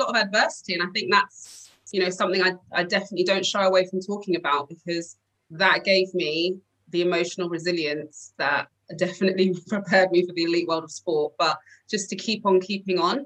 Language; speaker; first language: English; native; English